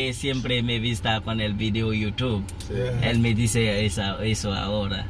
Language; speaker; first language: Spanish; non-native, learner; Haitian Creole